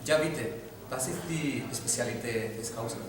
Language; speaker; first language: German; non-native, learner; Spanish